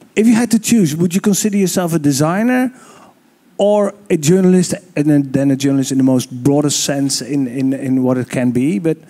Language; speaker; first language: English; non-native, fluent; Dutch